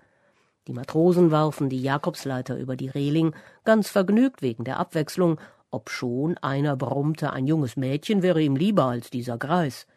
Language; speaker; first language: German; native; German